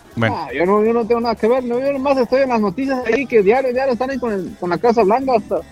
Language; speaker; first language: Spanish; non-native, local second language; Mixtepec Mixtec